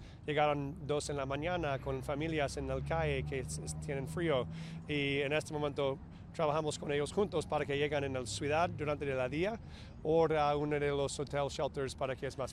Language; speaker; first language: Spanish; non-native, fluent; English